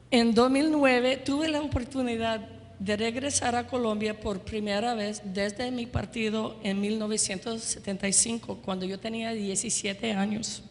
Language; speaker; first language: Spanish; non-native, fluent; English